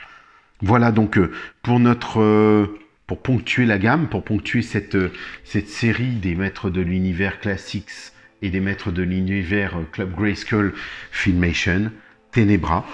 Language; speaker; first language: French; native; French